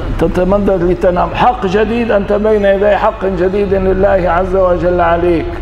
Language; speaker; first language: Arabic; early bilingual, other home language; Kurdish